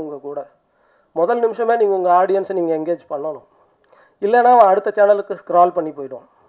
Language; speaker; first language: Tamil; native; Tamil